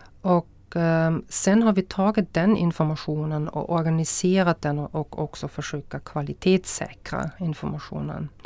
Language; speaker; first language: Swedish; non-native, fluent; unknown